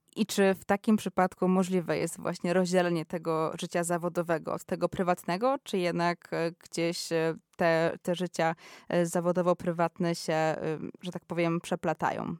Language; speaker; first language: Polish; native; Polish